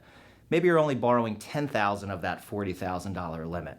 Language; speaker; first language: English; native; English